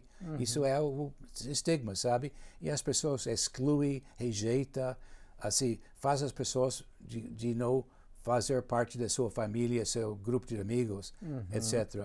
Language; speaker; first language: Portuguese; non-native, fluent; English